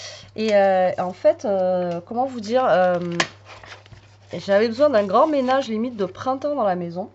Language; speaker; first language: French; native; French